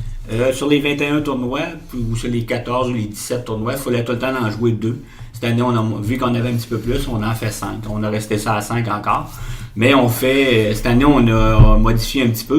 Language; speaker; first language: French; native; French